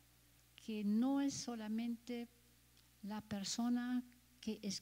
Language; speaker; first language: Spanish; non-native, fluent; German